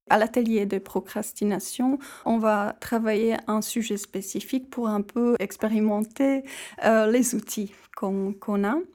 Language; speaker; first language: French; non-native, fluent; Czech